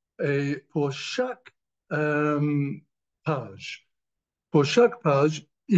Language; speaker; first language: French; non-native, learner; English